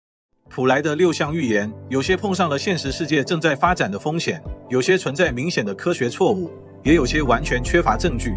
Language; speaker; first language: Chinese; native; Chinese